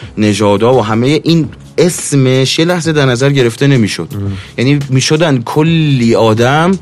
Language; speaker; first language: Persian; native; Persian